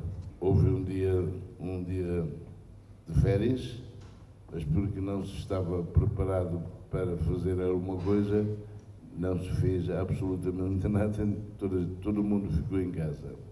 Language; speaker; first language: Portuguese; non-native, local second language; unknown